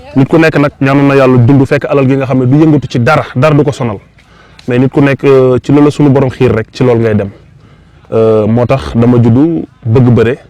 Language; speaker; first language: Wolof; non-native, local second language; Fula